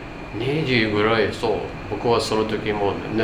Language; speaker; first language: Japanese; non-native, learner; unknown